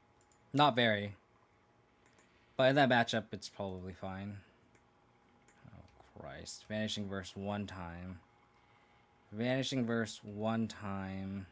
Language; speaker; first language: English; native; English